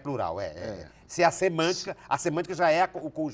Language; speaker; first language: Portuguese; native; Portuguese